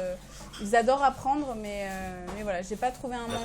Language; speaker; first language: French; early bilingual, other home language; Persian